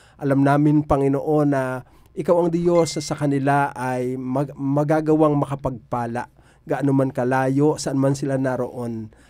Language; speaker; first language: Filipino; native; Filipino